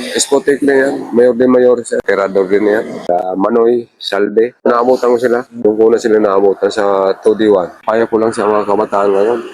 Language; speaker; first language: Filipino; non-native, local second language; Bikol